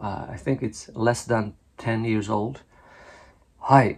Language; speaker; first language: English; non-native, fluent; Japanese